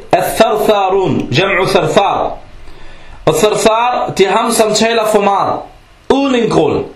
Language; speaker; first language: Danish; non-native, fluent; Arabic